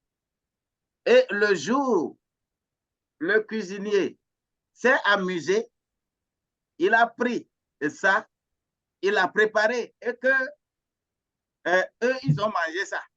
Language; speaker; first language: French; non-native, local second language; Ewe